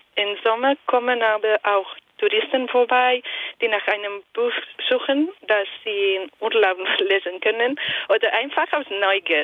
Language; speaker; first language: German; non-native, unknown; Italian